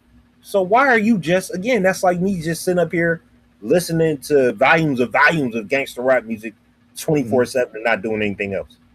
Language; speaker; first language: English; native; English